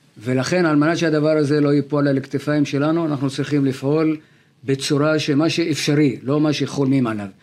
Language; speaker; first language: Hebrew; non-native, local second language; Arabic